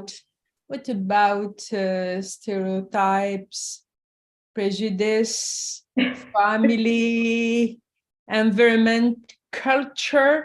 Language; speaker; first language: English; non-native, fluent; French